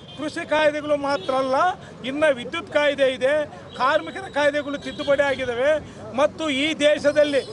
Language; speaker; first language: Kannada; native; Kannada